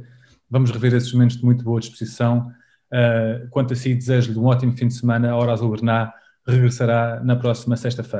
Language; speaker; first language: Portuguese; native; Portuguese